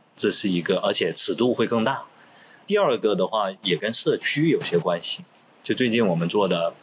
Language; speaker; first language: Chinese; non-native, local second language; Cantonese